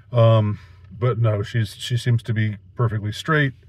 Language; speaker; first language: English; native; English